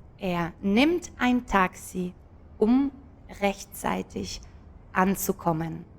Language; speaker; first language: German; non-native, fluent; Ukrainian